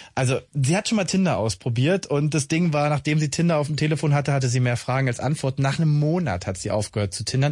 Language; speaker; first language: German; native; German